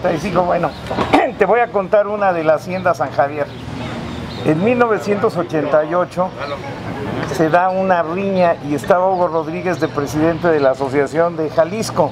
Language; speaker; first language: Spanish; native; Spanish